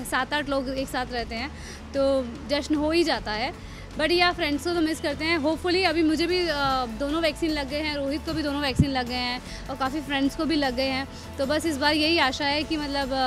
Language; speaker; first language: Hindi; native; Hindi